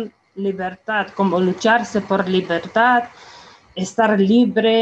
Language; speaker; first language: Spanish; non-native, fluent; Ukrainian